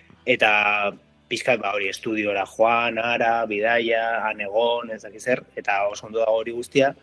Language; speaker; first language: Basque; native; Basque